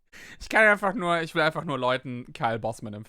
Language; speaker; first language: German; native; German